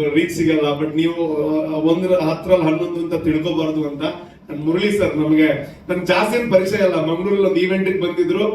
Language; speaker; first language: Kannada; non-native, local second language; Tulu